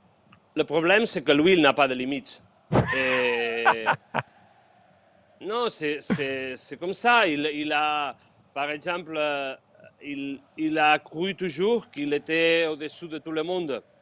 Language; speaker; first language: French; non-native, fluent; Spanish